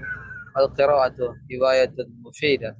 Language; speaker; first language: Arabic; non-native, learner; Indonesian